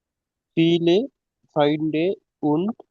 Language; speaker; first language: German; non-native, learner; Tamil